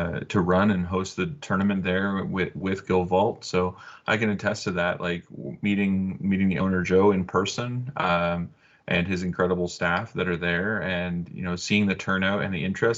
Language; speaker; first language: English; native; English